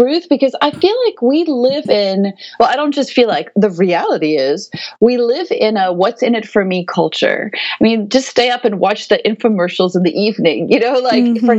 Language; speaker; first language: English; native; English